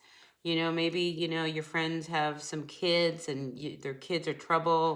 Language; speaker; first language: English; native; English